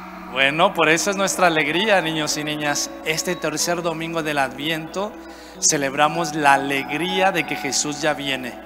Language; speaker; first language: Spanish; native; Spanish